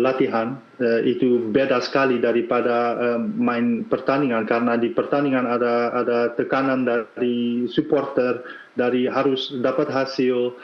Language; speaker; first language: Indonesian; non-native, fluent; Dutch